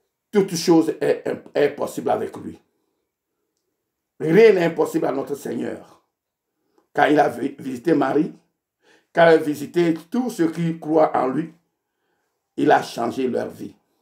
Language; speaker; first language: French; non-native, local second language; Ewe